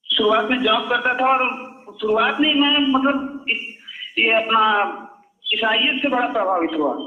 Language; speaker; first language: Hindi; native; Hindi